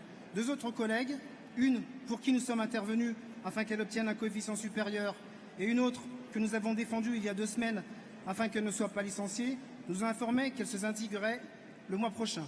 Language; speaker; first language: French; native; French